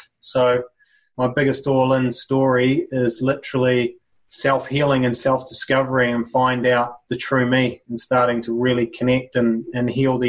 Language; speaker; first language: English; native; English